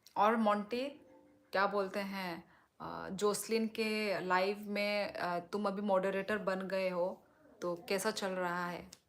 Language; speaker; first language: Hindi; non-native, local second language; Kok Borok